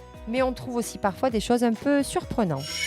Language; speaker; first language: French; native; French